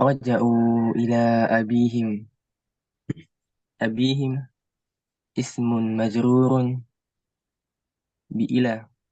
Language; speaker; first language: Arabic; non-native, learner; Indonesian